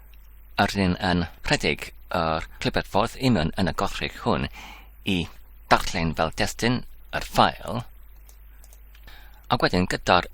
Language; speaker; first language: Welsh; non-native, learner; English